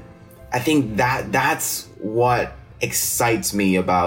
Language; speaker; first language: English; non-native, local second language; French